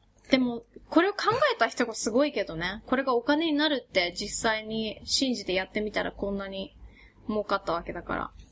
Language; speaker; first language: Japanese; native; Japanese